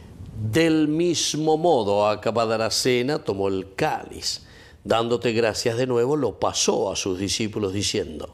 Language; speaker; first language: Spanish; native; Spanish